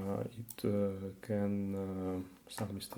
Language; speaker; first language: English; non-native, learner; Russian